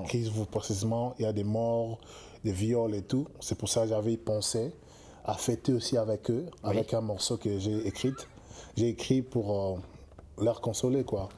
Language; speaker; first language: French; non-native, local second language; Lingala